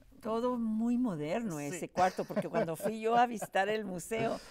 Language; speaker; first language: Spanish; non-native, local second language; English